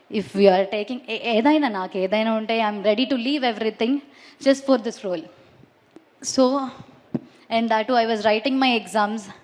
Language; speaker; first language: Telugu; non-native, learner; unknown